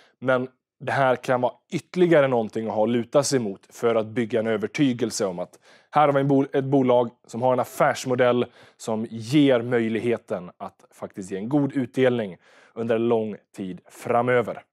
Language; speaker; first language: Swedish; native; Swedish